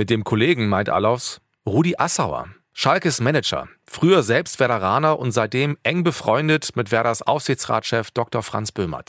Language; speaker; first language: German; native; German